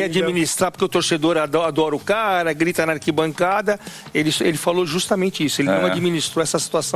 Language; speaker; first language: Portuguese; native; Portuguese